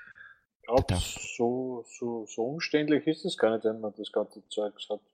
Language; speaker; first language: German; native; German